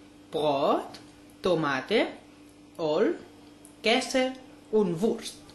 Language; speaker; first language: German; non-native, learner; Catalan